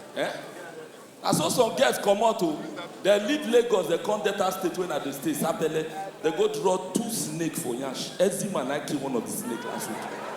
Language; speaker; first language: Nigerian Pidgin; native; Nigerian Pidgin